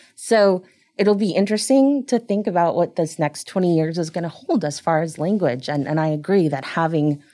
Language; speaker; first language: English; early bilingual, other home language; Spanish